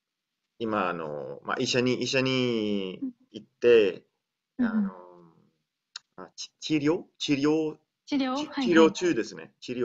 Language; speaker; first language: Japanese; non-native, learner; Italian